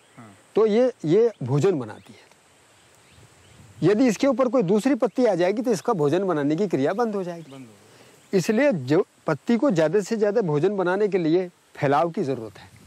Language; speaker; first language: Hindi; native; Hindi